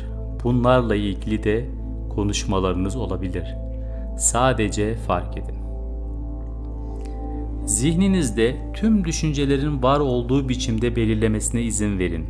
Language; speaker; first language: Turkish; native; Turkish